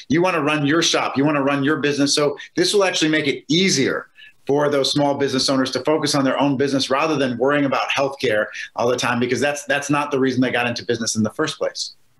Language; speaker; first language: English; native; English